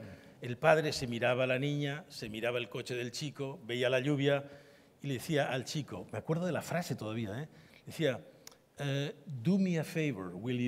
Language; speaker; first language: Spanish; native; Spanish